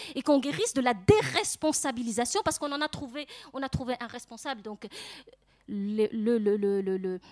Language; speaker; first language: French; non-native, local second language; Arabic